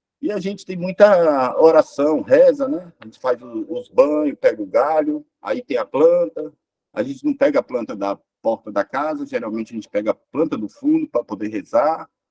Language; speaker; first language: Portuguese; native; Portuguese